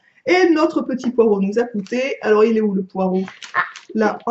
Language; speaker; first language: French; native; French